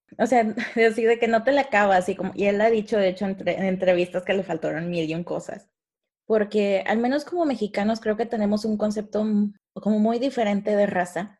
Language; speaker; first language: Spanish; native; Spanish